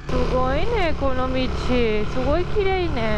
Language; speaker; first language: Japanese; non-native, learner; Spanish